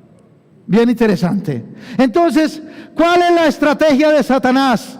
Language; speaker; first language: Spanish; native; Spanish